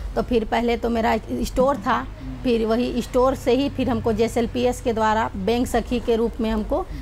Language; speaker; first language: Hindi; native; Hindi